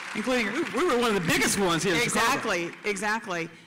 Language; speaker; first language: English; native; English